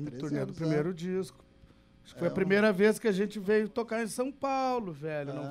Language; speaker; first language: Portuguese; native; Portuguese